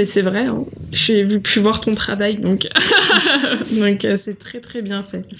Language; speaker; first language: French; native; French